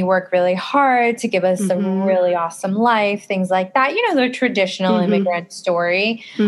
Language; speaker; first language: English; early bilingual, other home language; Spanish